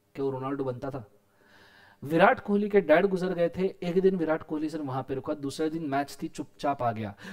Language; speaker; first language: Hindi; non-native, local second language; Marathi